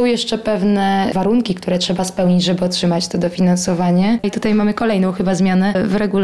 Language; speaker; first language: Polish; native; Polish